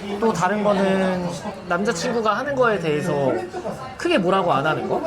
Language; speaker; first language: Korean; native; Korean